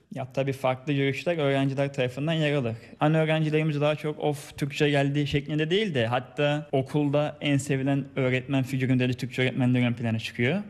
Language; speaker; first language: Turkish; native; Turkish